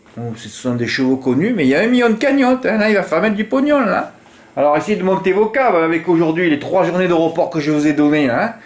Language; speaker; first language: French; native; French